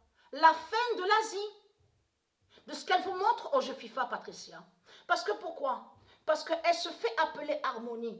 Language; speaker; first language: French; native; French